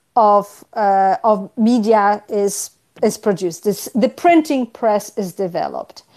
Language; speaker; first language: English; non-native, fluent; Polish